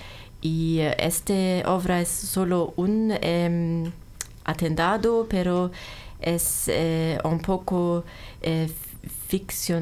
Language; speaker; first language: Spanish; non-native, learner; German